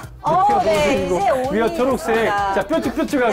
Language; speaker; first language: Korean; native; Korean